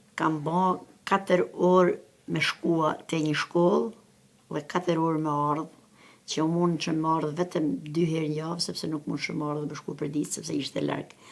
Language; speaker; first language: Albanian; native; Albanian